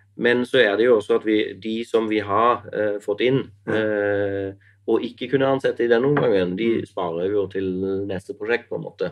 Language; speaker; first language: Norwegian; non-native, fluent; German